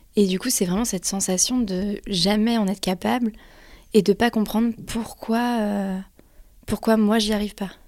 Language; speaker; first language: French; native; French